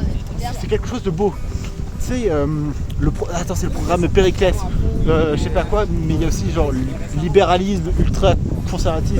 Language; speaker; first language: French; native; French